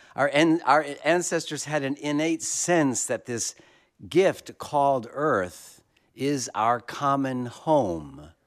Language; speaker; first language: English; native; English